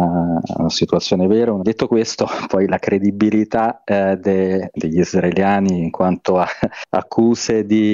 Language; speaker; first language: Italian; native; Italian